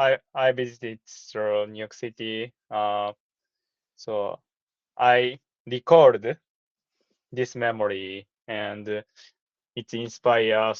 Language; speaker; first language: English; non-native, learner; Japanese